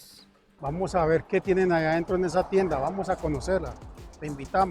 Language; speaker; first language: Spanish; native; Spanish